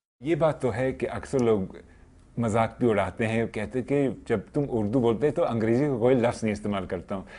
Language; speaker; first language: Urdu; non-native, fluent; English